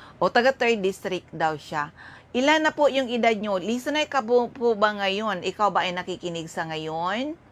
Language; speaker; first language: Filipino; non-native, local second language; Bikol